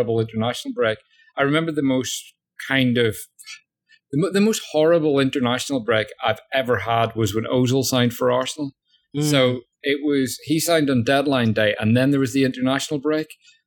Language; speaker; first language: English; native; English